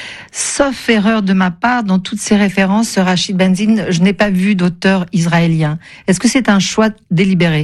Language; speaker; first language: French; native; French